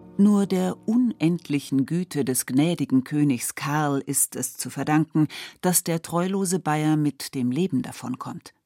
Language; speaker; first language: German; native; German